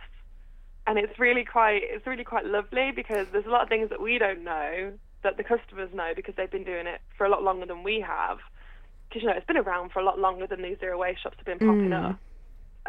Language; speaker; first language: English; native; English